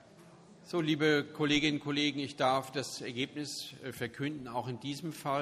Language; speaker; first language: German; native; German